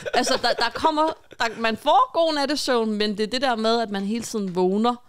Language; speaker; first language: Danish; native; Danish